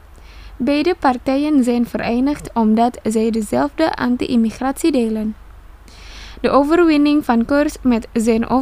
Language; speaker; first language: Dutch; non-native, fluent; Indonesian